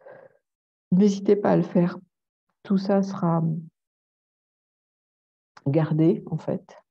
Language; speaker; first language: French; native; French